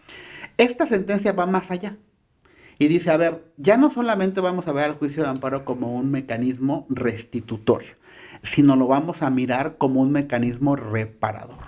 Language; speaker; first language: Spanish; native; Spanish